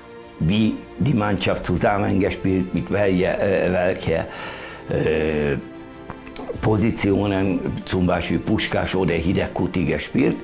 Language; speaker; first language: German; non-native, learner; Hungarian